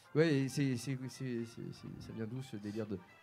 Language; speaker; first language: French; native; French